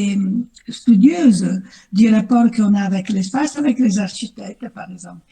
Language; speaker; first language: French; non-native, fluent; Italian